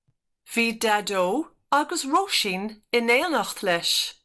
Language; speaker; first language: Irish; non-native, learner; English